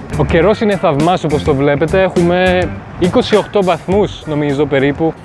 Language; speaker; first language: Greek; non-native, fluent; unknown